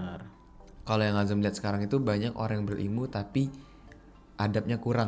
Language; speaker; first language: Indonesian; native; Indonesian